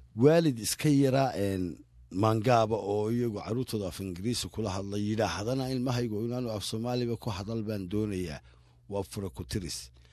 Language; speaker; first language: Somali; native; Somali